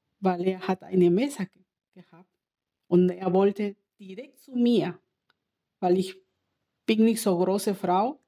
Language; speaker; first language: German; non-native, learner; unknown